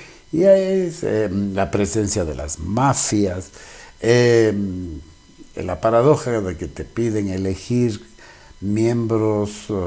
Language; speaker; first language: Spanish; native; Spanish